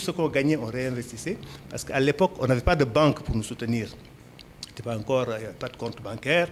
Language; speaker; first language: French; non-native, local second language; Wolof